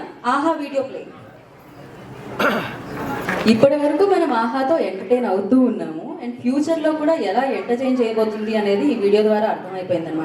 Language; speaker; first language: Telugu; native; Telugu